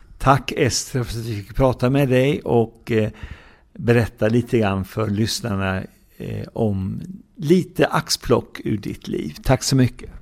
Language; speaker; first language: Swedish; native; Swedish